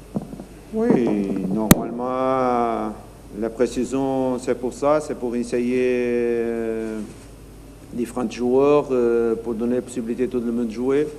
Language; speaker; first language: French; non-native, learner; Portuguese